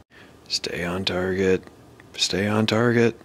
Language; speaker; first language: English; native; English